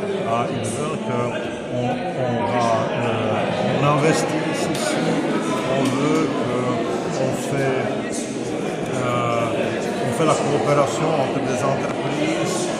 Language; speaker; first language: French; non-native, fluent; Czech